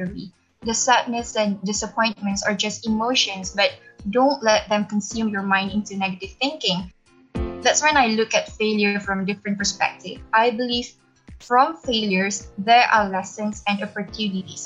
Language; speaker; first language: English; non-native, local second language; Malay